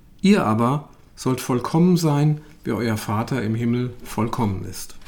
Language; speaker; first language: German; native; German